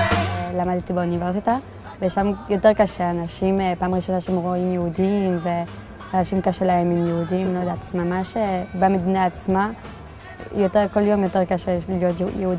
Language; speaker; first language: Hebrew; non-native, fluent; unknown